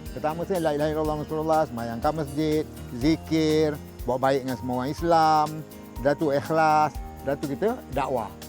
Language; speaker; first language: Malay; native; Malay